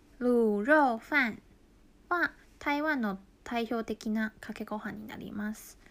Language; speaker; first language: Japanese; non-native, local second language; Chinese